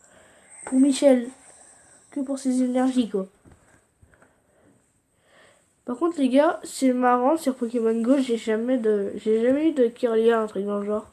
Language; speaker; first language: French; native; French